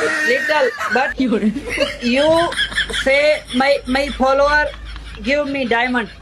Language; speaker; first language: English; non-native, learner; Sindhi